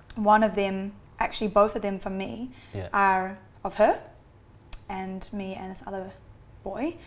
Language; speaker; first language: English; native; English